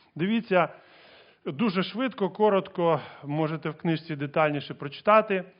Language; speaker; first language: Ukrainian; non-native, local second language; Russian